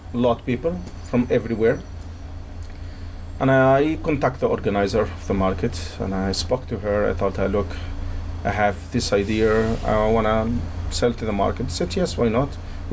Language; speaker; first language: English; non-native, fluent; Arabic